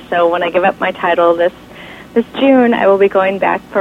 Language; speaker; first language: English; native; English